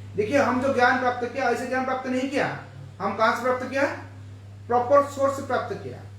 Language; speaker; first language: Hindi; non-native, local second language; Bangla